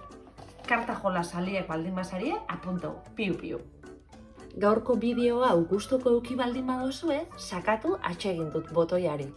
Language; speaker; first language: Basque; native; Basque